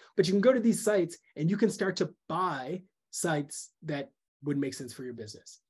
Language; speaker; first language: English; native; English